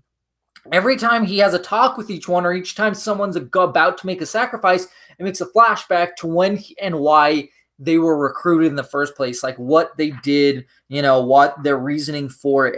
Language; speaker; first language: English; native; English